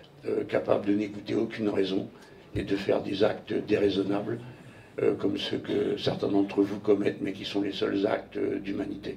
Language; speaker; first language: French; native; French